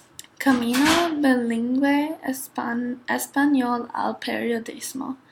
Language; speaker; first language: Spanish; non-native, learner; English